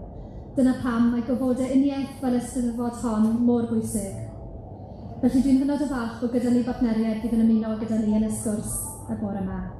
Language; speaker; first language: Welsh; native; Welsh